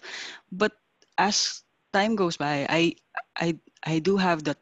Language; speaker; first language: English; non-native, local second language; Filipino